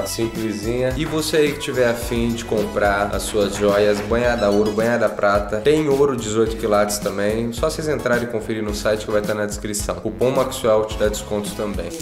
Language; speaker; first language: Portuguese; native; Portuguese